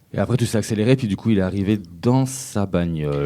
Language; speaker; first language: French; native; French